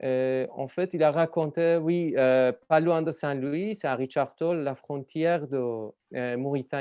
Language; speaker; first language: French; non-native, learner; Persian